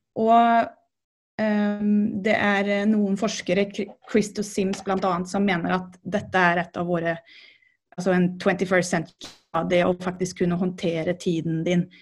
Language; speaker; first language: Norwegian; native; Norwegian